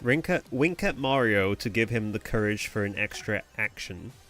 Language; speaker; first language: English; native; English